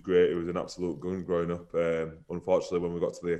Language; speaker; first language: English; native; English